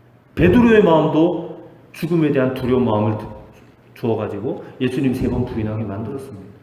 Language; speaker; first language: Korean; native; Korean